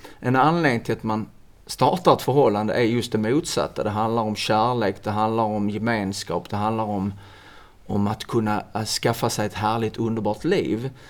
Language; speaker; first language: Swedish; native; Swedish